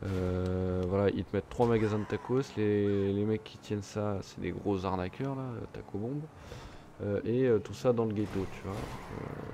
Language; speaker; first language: French; native; French